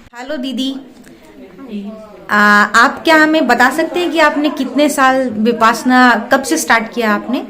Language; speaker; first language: Hindi; native; Hindi